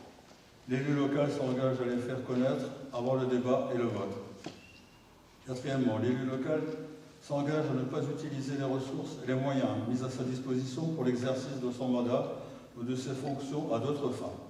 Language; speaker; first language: French; native; French